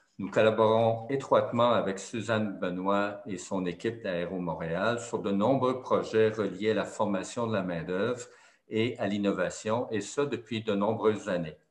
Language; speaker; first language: French; native; French